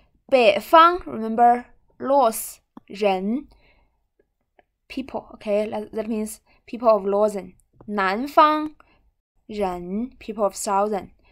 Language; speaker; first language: English; non-native, fluent; Chinese